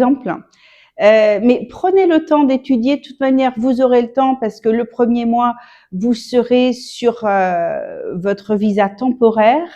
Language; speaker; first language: French; native; French